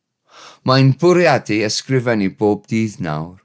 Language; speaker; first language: Welsh; non-native, learner; English